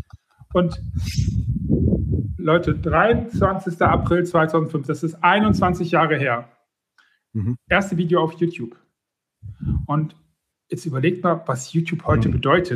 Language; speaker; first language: German; native; German